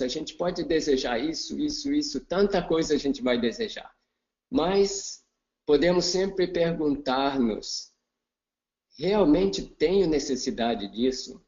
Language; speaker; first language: Portuguese; non-native, fluent; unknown